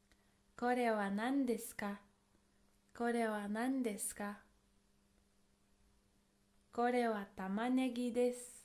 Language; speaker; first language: Japanese; non-native, fluent; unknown